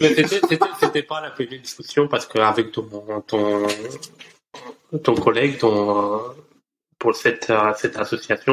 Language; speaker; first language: French; non-native, learner; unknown